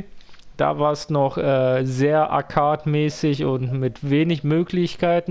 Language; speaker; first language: German; native; German